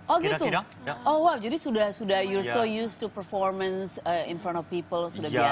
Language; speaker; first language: Indonesian; native; Indonesian